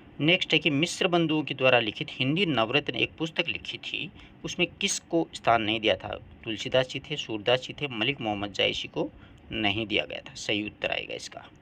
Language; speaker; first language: Hindi; native; Hindi